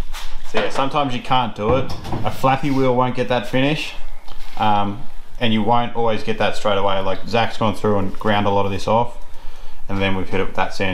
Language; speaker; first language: English; native; English